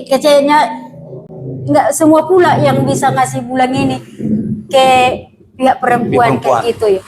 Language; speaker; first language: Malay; non-native, local second language; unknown